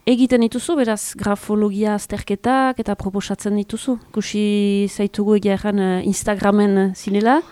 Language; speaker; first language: Basque; native; Basque